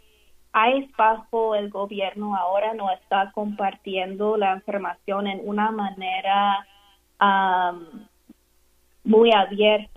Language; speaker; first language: Spanish; non-native, fluent; English